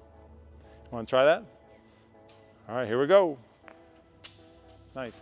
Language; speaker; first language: English; native; English